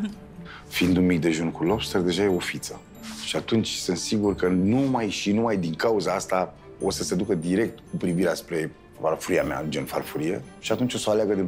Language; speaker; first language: Romanian; native; Romanian